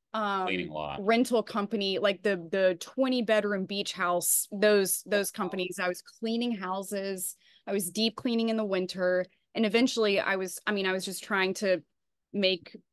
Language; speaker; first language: English; native; English